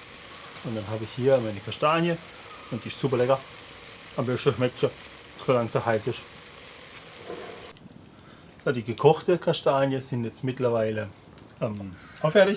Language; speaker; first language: German; native; German